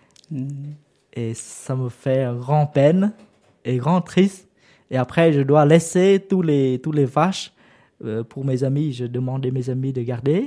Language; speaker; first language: French; non-native, learner; Vietnamese